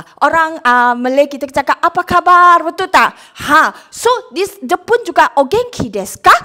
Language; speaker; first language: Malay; non-native, local second language; Chinese